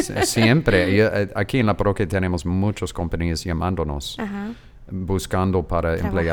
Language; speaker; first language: Spanish; non-native, fluent; English